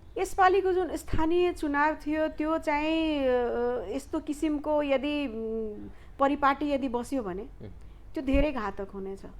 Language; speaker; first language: Nepali; non-native, local second language; Maithili